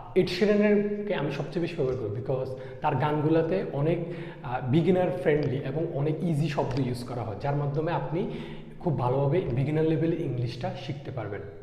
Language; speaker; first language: Bangla; native; Bangla